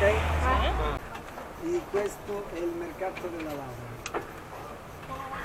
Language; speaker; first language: Italian; non-native, learner; Portuguese